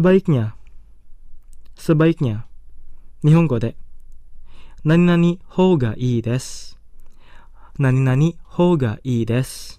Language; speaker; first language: Japanese; non-native, fluent; Indonesian